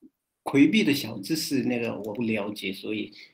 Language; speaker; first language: Chinese; non-native, fluent; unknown